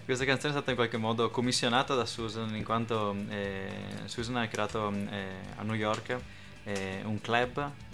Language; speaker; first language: Italian; native; Italian